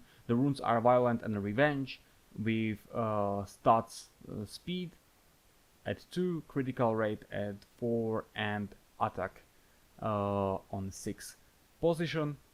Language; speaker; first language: English; non-native, fluent; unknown